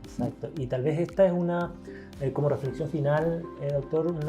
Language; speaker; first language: Spanish; native; Spanish